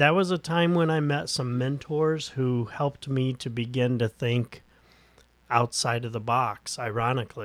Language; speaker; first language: English; native; English